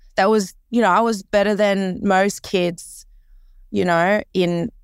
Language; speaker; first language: English; early bilingual, other home language; Korean